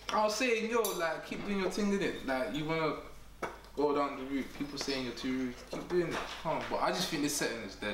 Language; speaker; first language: English; early bilingual, other home language; French